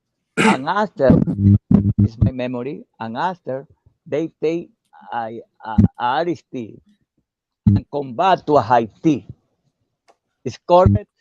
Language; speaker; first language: English; non-native, learner; Spanish